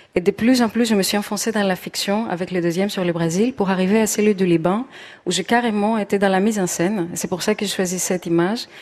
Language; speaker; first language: French; non-native, fluent; Greek